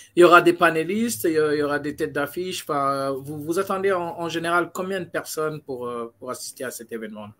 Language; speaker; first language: French; non-native, local second language; Wolof